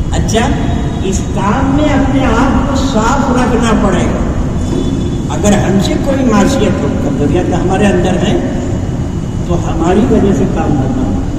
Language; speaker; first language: Urdu; non-native, local second language; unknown